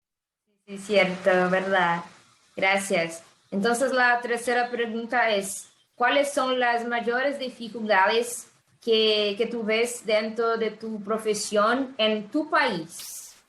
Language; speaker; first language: Spanish; non-native, fluent; Portuguese